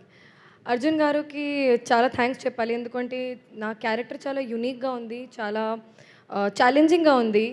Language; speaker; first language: Telugu; non-native, learner; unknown